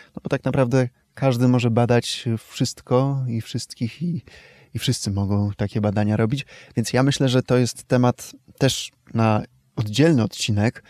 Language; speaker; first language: Polish; native; Polish